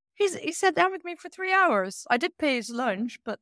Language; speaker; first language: English; non-native, fluent; Dutch